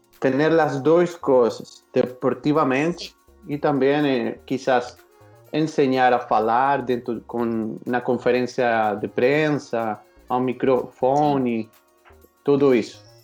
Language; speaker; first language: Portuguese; non-native, learner; Spanish